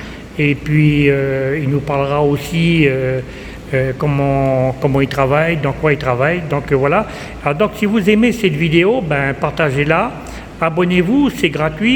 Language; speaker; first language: French; native; French